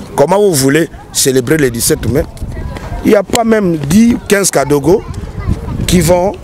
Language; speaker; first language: French; non-native, local second language; Lingala